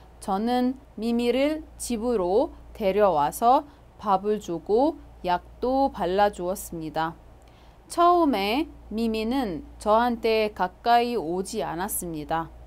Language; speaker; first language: Korean; non-native, fluent; Arabic